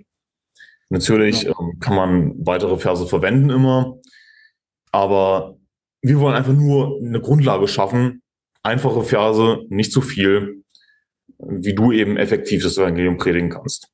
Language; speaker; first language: German; native; German